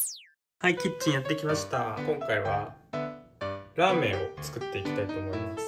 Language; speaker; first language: Japanese; native; Japanese